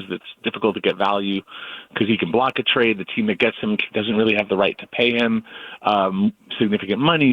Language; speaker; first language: English; native; English